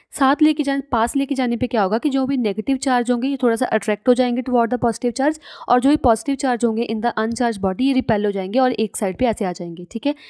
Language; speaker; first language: Hindi; native; Hindi